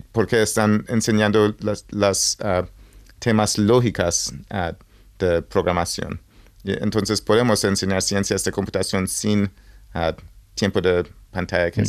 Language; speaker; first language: Spanish; non-native, learner; English